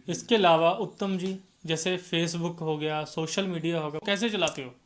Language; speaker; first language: Hindi; non-native, local second language; Punjabi